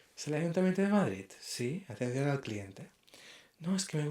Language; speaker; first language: Spanish; non-native, local second language; Catalan